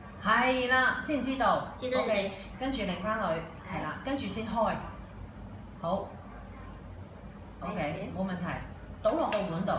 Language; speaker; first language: Cantonese; native; Cantonese